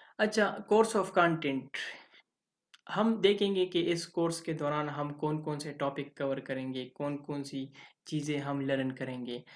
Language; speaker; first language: Urdu; non-native, local second language; Pashto